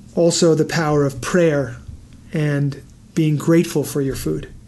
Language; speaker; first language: English; native; English